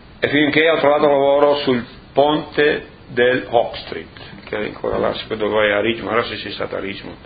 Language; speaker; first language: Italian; native; Italian